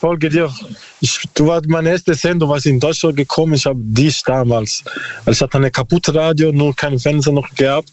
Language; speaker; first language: German; non-native, learner; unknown